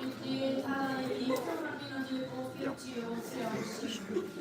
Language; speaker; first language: Icelandic; native; Icelandic